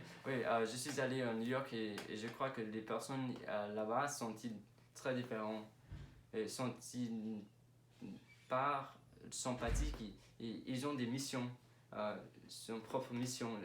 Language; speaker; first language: French; non-native, learner; English